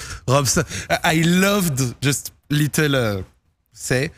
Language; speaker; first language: English; non-native, fluent; French